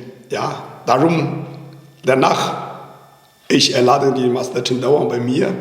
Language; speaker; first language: German; non-native, learner; Chinese